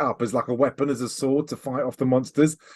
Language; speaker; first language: English; native; English